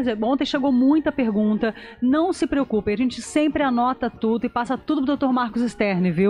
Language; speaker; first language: Portuguese; native; Portuguese